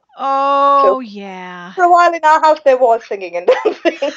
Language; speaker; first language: English; non-native, local second language; Sinhala